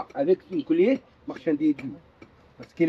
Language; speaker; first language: French; non-native, learner; Arabic